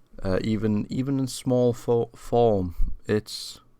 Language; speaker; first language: English; native; English